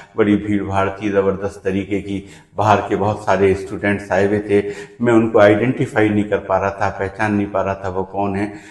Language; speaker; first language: Hindi; native; Hindi